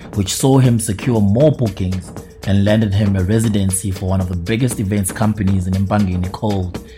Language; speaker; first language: English; non-native, local second language; Zulu